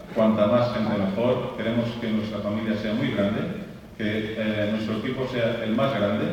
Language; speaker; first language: Spanish; native; Spanish